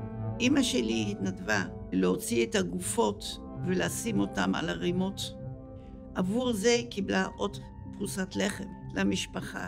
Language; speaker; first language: Hebrew; early bilingual, other home language; Dutch